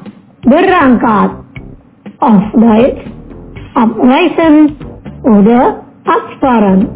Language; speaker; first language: German; non-native, learner; Indonesian